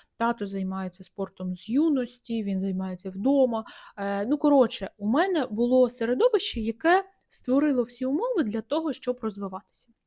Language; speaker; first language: Ukrainian; native; Ukrainian